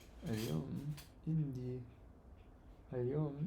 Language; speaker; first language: Arabic; non-native, learner; English